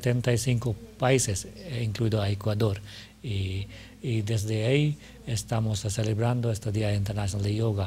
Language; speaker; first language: Spanish; non-native, learner; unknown